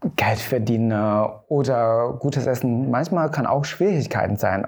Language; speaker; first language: German; non-native, fluent; Chinese